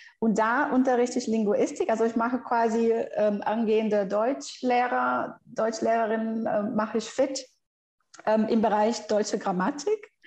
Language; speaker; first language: German; non-native, fluent; Portuguese